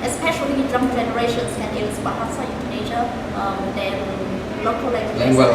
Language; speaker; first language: English; non-native, fluent; Vietnamese